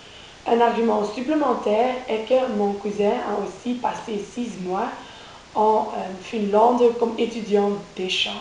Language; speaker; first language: French; non-native, local second language; Dutch